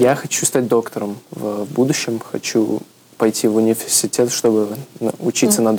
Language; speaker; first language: Russian; early bilingual, heritage; Russian